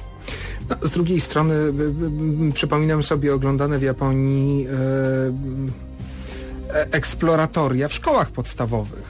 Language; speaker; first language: Polish; native; Polish